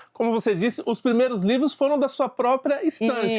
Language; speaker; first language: Portuguese; native; Portuguese